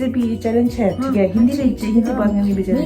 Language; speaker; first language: Hindi; non-native, local second language; Tibetan